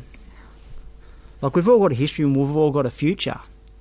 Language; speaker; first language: English; native; English